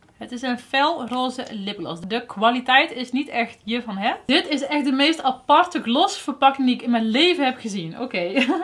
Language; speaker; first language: Dutch; early bilingual, other home language; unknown